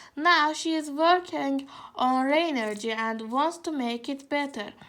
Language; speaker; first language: English; non-native, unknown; Azerbaijani